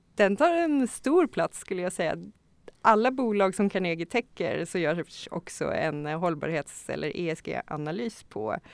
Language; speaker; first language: Swedish; native; Swedish